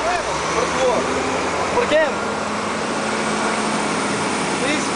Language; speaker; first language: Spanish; non-native, learner; English